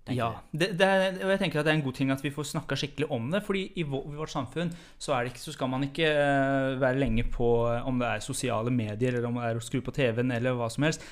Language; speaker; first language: Norwegian; non-native, fluent; Persian